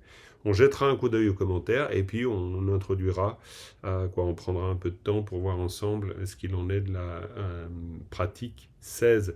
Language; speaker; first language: French; native; French